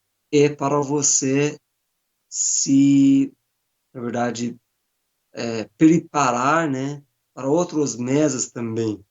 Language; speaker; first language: Portuguese; non-native, fluent; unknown